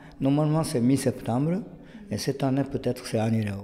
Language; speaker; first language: French; non-native, fluent; Japanese